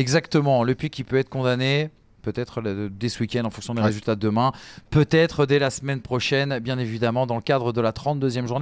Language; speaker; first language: French; native; French